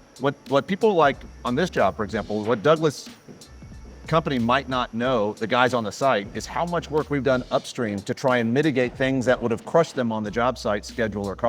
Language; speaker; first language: English; native; English